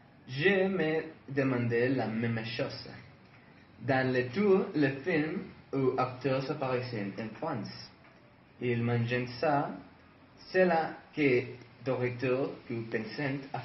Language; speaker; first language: French; non-native, learner; Spanish